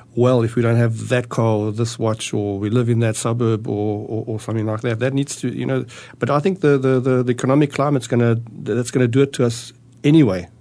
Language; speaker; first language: English; early bilingual, other home language; German